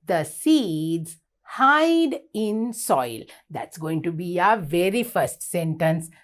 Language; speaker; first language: English; non-native, local second language; Sinhala